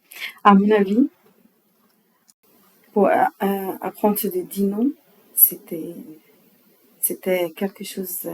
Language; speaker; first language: French; non-native, learner; Arabic